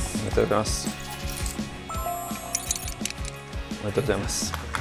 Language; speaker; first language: Japanese; non-native, fluent; Korean